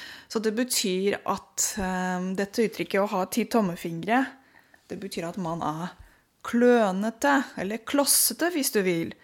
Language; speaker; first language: Norwegian; non-native, fluent; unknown